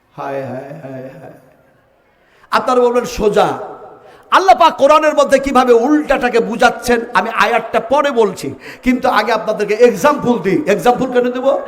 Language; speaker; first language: Bangla; non-native, local second language; Urdu